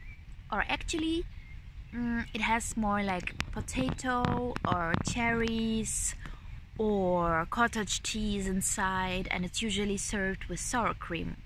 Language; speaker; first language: English; non-native, fluent; Ukrainian